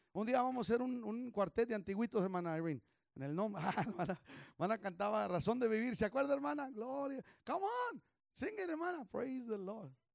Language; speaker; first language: Spanish; early bilingual, heritage; Spanish